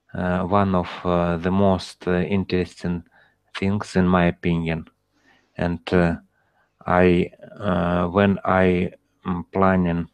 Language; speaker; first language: English; non-native, learner; Russian